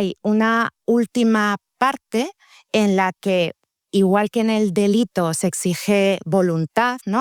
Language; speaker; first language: Spanish; native; Spanish